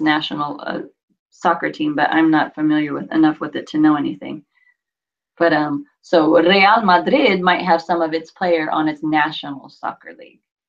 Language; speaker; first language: English; native; English